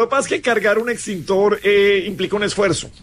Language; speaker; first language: Spanish; native; Spanish